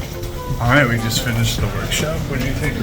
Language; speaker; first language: English; native; English